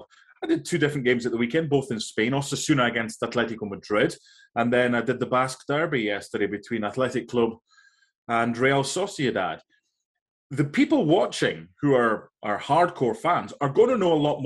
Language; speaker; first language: English; native; English